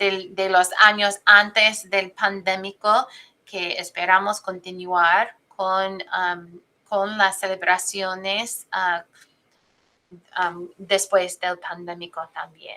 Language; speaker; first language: Spanish; non-native, fluent; English